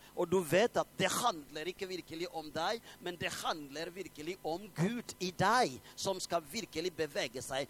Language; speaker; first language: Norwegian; non-native, fluent; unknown